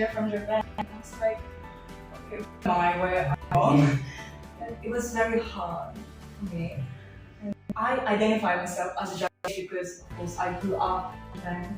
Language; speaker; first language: English; non-native, fluent; Portuguese